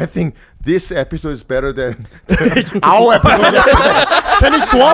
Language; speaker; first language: English; early bilingual, other home language; Korean